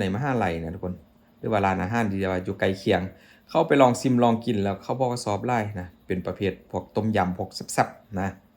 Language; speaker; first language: Thai; non-native, local second language; Northeastern Thai